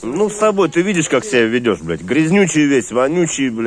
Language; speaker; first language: Russian; native; Russian